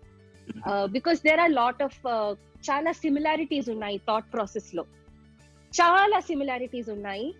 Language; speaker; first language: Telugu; non-native, local second language; Tamil